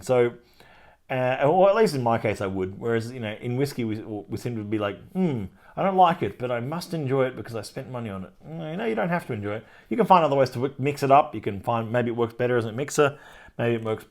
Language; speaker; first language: English; native; English